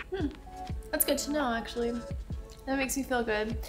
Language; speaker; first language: English; native; English